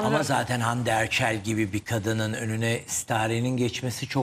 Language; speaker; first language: Turkish; native; Turkish